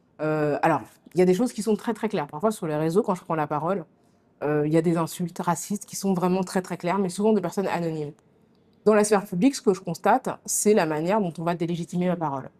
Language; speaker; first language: French; native; French